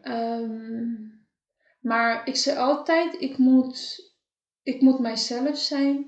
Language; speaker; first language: Dutch; non-native, fluent; Kabuverdianu